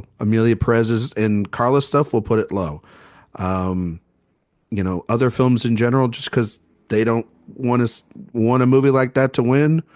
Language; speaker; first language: English; native; English